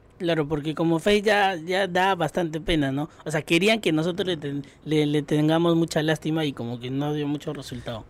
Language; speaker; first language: Spanish; native; Spanish